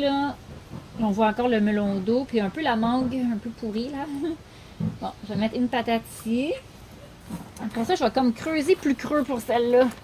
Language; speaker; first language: French; native; French